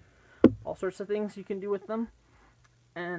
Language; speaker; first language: English; native; English